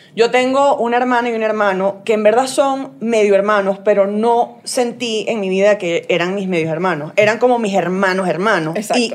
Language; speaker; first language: Spanish; native; Spanish